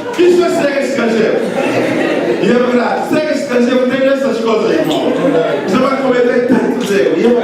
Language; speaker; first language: Portuguese; non-native, fluent; Lingala